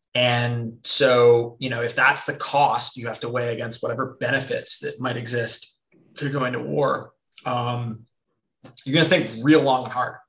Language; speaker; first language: English; native; English